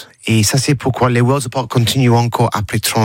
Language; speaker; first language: French; non-native, learner; English